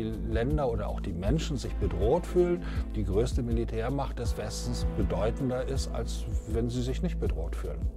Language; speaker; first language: German; native; German